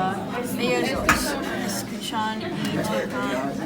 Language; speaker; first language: Spanish; non-native, learner; English